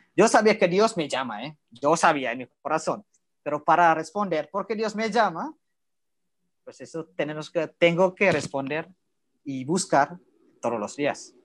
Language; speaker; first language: Spanish; non-native, fluent; Indonesian